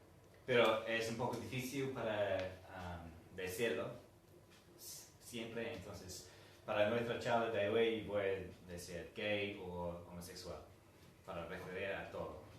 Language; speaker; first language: Spanish; non-native, fluent; English